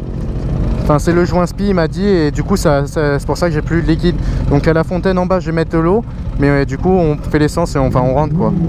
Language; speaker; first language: French; native; French